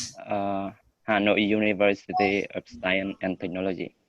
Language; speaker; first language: English; non-native, learner; Vietnamese